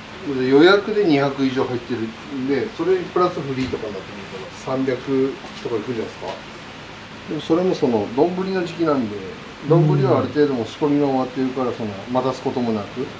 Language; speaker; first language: Japanese; native; Japanese